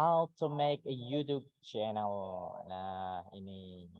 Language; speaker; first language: English; non-native, fluent; Indonesian